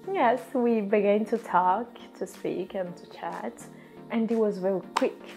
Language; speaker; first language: English; non-native, fluent; Swedish